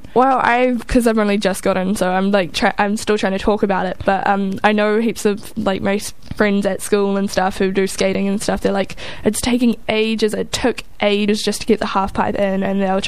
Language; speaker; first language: English; native; English